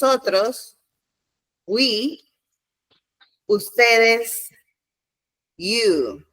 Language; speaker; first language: Spanish; non-native, fluent; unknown